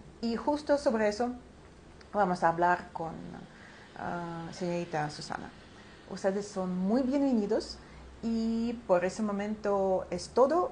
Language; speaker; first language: Spanish; non-native, fluent; Ukrainian